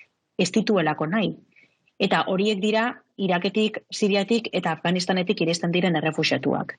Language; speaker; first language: Basque; native; Basque